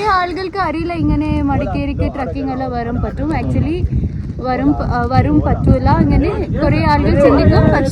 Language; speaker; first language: Malayalam; non-native, local second language; Kannada